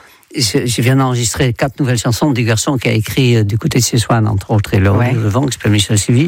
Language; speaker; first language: French; non-native, fluent; Dutch